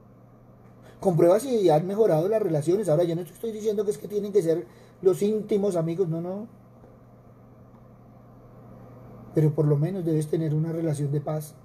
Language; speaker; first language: Spanish; native; Spanish